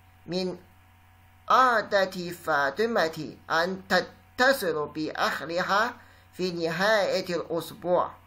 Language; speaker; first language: Arabic; non-native, learner; Chinese